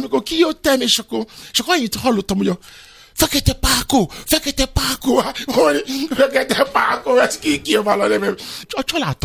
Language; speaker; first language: Hungarian; non-native, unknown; Yoruba